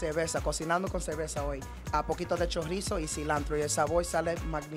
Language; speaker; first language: Spanish; early bilingual, heritage; Spanish